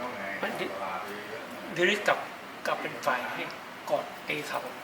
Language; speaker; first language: Thai; native; Thai